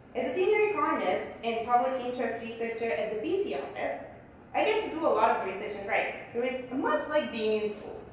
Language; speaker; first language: English; early bilingual, other home language; Bulgarian